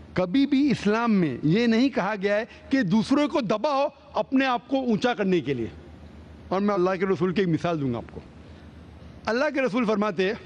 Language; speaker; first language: Hindi; non-native, local second language; Konkani